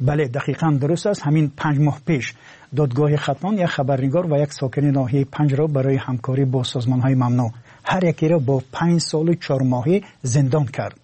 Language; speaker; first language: Persian; native; Persian